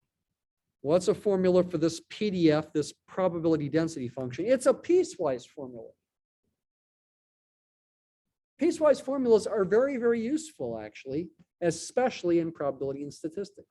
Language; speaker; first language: English; native; English